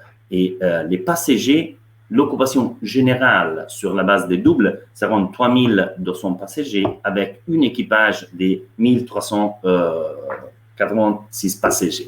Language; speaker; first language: French; non-native, fluent; Italian